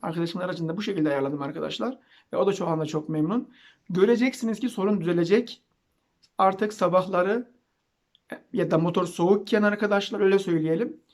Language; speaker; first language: Turkish; native; Turkish